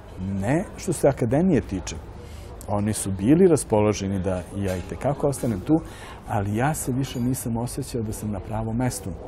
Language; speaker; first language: Serbian; native; Serbian